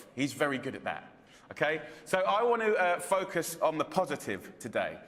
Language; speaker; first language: English; native; English